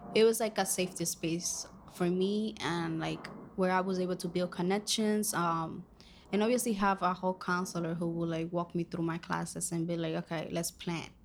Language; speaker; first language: English; non-native, fluent; Spanish